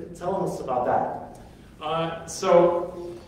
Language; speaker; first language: English; native; English